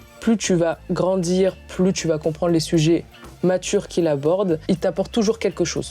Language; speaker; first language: French; native; French